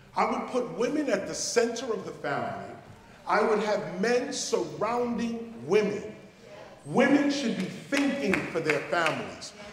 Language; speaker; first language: English; native; English